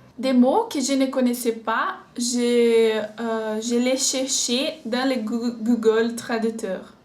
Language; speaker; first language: French; non-native, learner; Portuguese